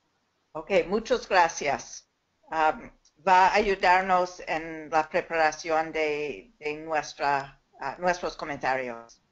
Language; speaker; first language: Spanish; non-native, fluent; English